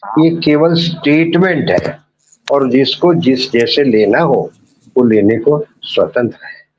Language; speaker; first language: Hindi; non-native, local second language; Gujarati